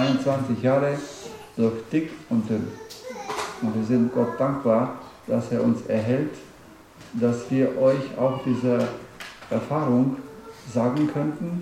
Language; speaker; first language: German; non-native, learner; Romanian